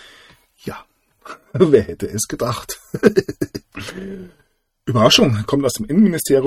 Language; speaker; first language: German; native; German